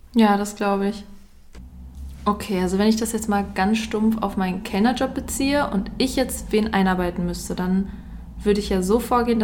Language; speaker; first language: German; native; German